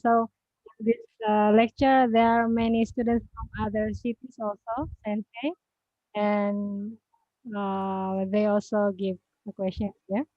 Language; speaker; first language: English; non-native, fluent; Indonesian